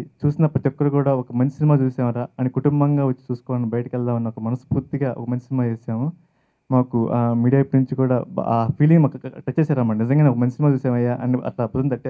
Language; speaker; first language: Telugu; native; Telugu